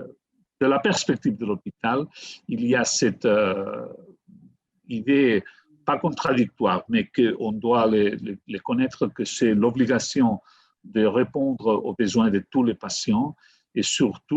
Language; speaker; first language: French; non-native, fluent; Catalan